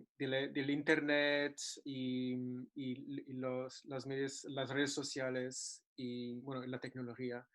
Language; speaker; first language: Spanish; non-native, fluent; English